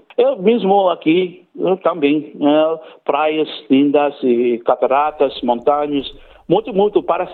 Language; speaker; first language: Portuguese; non-native, learner; English